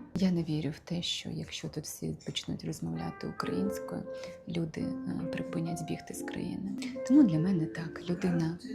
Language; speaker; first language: Ukrainian; non-native, local second language; Russian